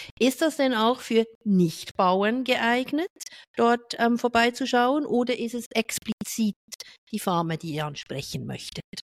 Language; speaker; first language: German; native; German